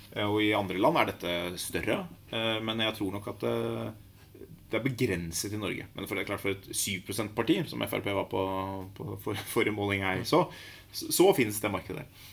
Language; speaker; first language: Norwegian; native; Norwegian